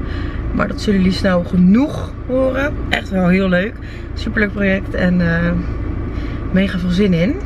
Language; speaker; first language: Dutch; native; Dutch